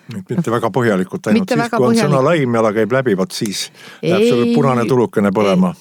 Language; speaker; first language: Estonian; native; Estonian